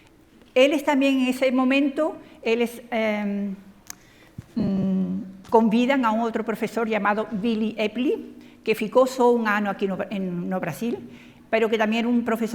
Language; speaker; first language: Portuguese; non-native, fluent; Spanish